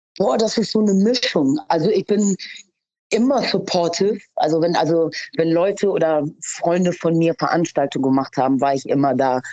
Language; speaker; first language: German; early bilingual, other home language; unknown